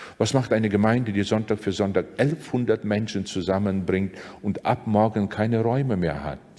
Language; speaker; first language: German; non-native, fluent; Latvian